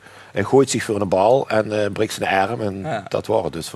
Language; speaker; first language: Dutch; native; Dutch